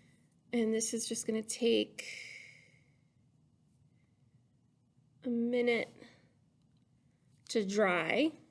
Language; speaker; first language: English; native; English